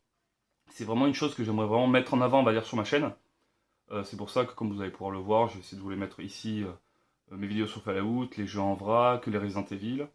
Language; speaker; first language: French; native; French